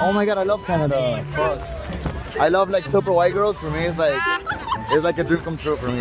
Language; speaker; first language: English; early bilingual, other home language; Spanish